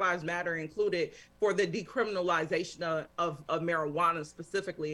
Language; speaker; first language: English; native; English